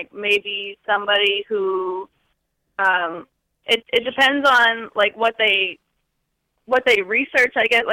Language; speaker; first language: English; native; English